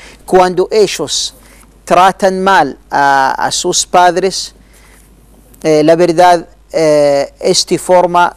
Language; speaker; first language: Spanish; non-native, learner; Arabic